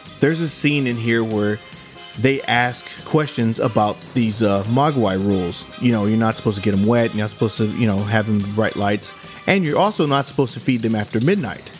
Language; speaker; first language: English; native; English